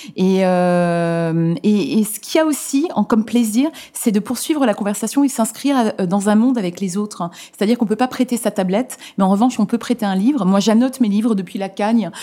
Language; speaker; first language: French; native; French